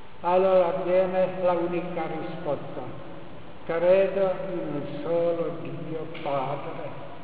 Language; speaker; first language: Italian; non-native, fluent; Czech